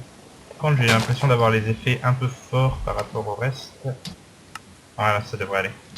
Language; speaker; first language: French; native; French